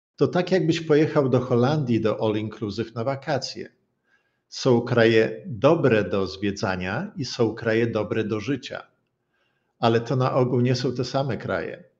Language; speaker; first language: Polish; native; Polish